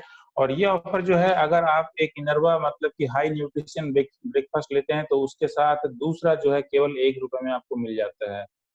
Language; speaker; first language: Hindi; native; Hindi